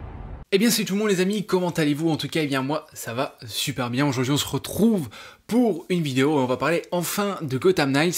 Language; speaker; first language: French; native; French